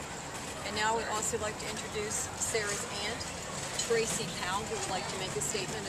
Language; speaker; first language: English; native; English